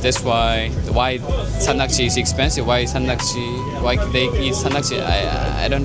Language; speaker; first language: English; non-native, learner; Korean